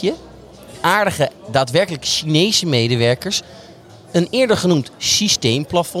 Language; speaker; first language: Dutch; native; Dutch